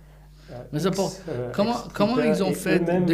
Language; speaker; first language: French; non-native, fluent; Persian